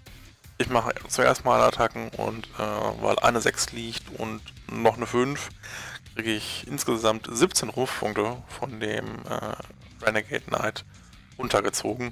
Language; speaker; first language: German; native; German